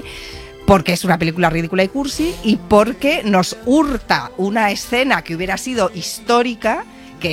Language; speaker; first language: Spanish; native; Spanish